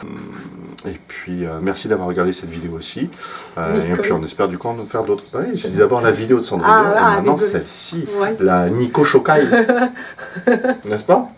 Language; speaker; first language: French; native; French